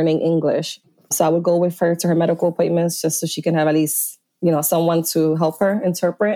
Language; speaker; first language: English; native; English